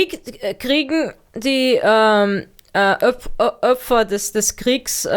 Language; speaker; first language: German; early bilingual, other home language; Arabic